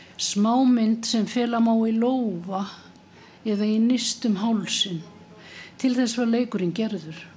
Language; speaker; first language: Icelandic; native; Icelandic